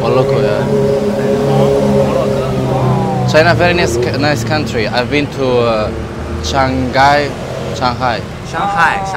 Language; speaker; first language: English; non-native, learner; Arabic